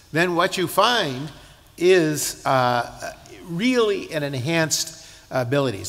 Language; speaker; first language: English; native; English